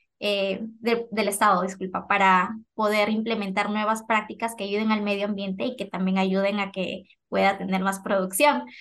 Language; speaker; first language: Spanish; native; Spanish